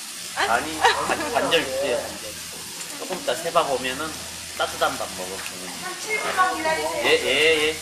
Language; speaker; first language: Korean; non-native, learner; Filipino